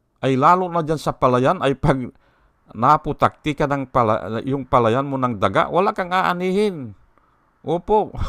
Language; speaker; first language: Filipino; non-native, local second language; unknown